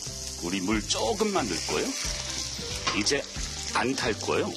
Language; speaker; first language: Korean; non-native, learner; English